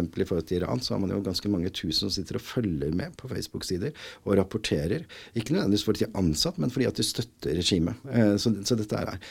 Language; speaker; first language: Norwegian; native; Norwegian